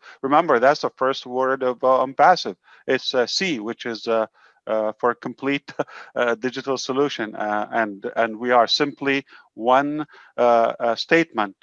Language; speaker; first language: English; non-native, fluent; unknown